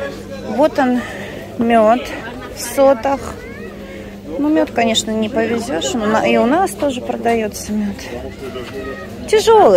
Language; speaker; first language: Russian; native; Russian